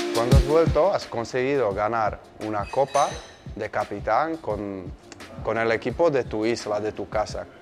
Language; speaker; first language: Spanish; non-native, fluent; Slovak